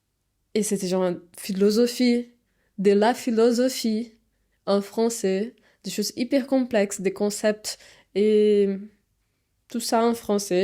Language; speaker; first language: French; non-native, fluent; Portuguese